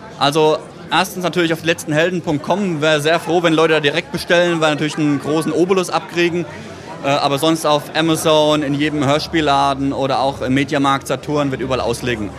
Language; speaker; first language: German; native; German